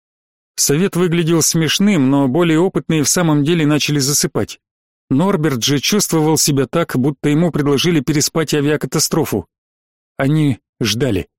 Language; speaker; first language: Russian; native; Russian